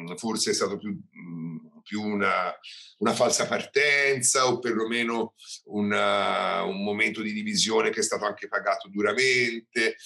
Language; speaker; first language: Italian; native; Italian